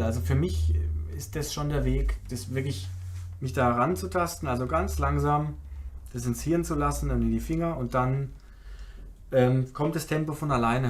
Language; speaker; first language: German; native; German